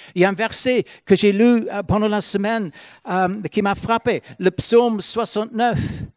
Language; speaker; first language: French; non-native, fluent; English